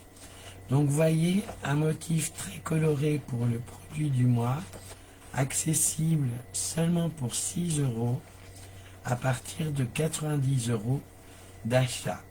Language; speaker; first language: French; native; French